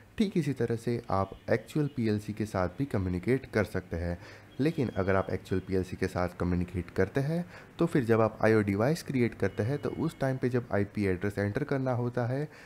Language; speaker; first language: Hindi; native; Hindi